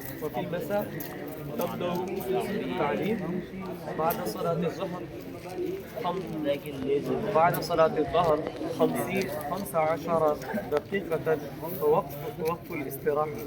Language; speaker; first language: Arabic; non-native, learner; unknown